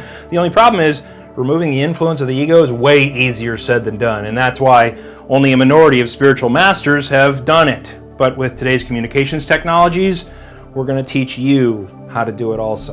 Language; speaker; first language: English; native; English